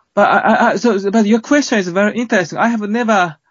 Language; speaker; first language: English; non-native, fluent; Japanese